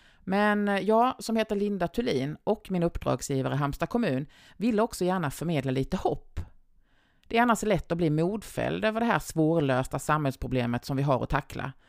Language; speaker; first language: Swedish; native; Swedish